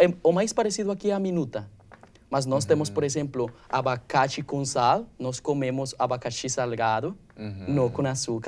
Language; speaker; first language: Portuguese; non-native, learner; Spanish